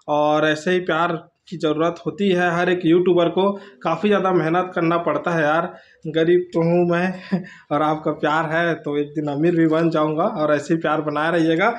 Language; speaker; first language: Hindi; native; Hindi